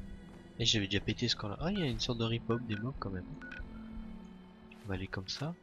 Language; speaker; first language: French; native; French